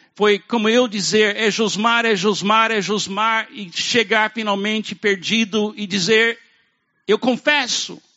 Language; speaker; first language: Portuguese; non-native, fluent; English